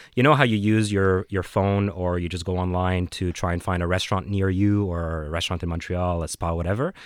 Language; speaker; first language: English; non-native, fluent; Arabic